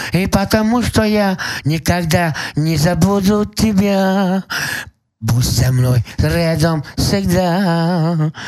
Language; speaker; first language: Russian; non-native, local second language; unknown